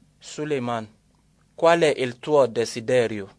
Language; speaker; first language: Italian; non-native, learner; Yoruba